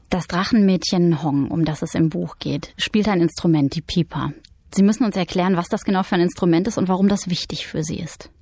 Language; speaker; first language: German; native; German